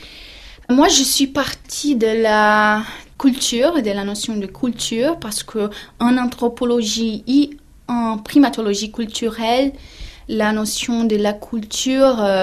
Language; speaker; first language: French; non-native, fluent; Portuguese